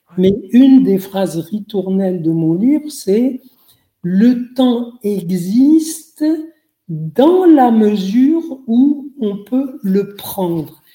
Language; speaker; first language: French; non-native, local second language; Arabic